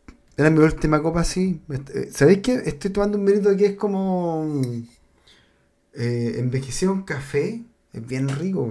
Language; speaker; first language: Spanish; native; Spanish